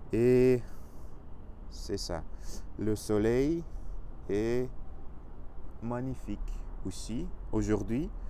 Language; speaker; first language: French; non-native, fluent; Russian